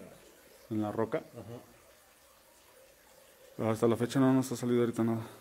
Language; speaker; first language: Spanish; native; Spanish